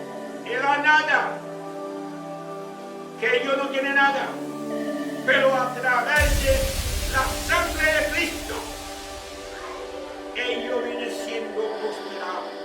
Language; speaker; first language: Spanish; non-native, learner; Haitian Creole